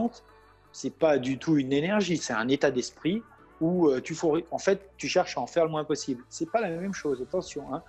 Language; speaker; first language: French; native; French